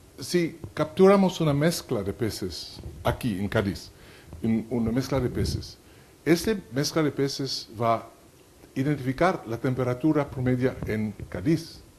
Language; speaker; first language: Spanish; non-native, fluent; French